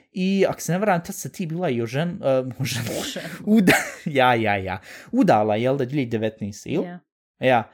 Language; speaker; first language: Bosnian; early bilingual, heritage; Bosnian